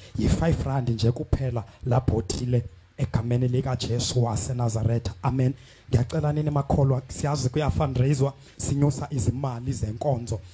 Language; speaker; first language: Zulu; non-native, local second language; Xhosa